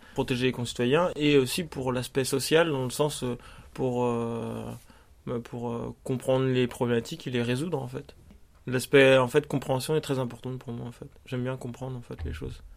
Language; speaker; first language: French; native; French